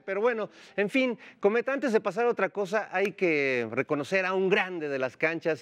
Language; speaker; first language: Spanish; native; Spanish